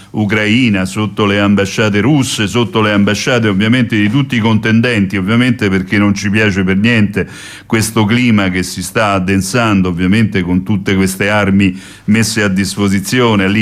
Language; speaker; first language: Italian; native; Italian